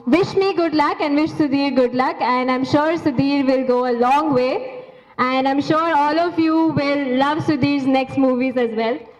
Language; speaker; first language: Telugu; non-native, learner; Hindi